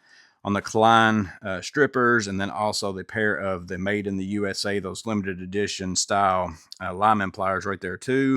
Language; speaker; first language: English; native; English